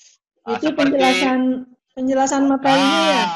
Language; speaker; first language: Indonesian; native; Indonesian